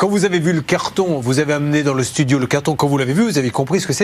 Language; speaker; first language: French; native; French